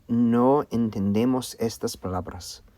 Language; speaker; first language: Spanish; non-native, learner; English